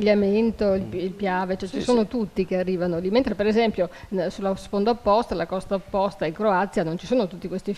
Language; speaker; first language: Italian; native; Italian